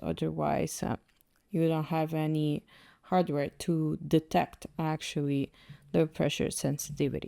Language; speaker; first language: English; non-native, fluent; Russian